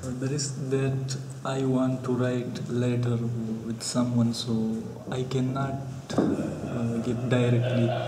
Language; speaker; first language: English; non-native, learner; Pashto